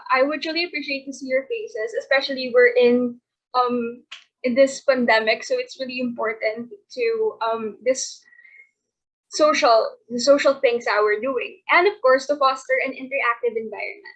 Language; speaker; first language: English; non-native, local second language; Filipino